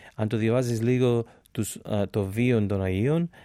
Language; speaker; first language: Greek; non-native, fluent; English